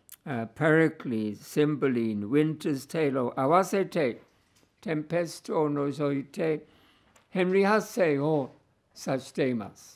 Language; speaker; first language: Japanese; non-native, fluent; English